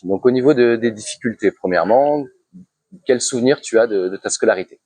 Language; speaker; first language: French; native; French